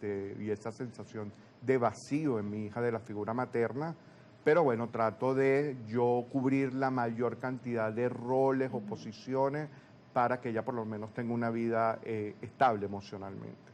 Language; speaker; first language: Spanish; native; Spanish